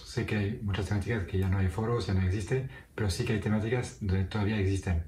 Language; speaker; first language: Spanish; non-native, fluent; French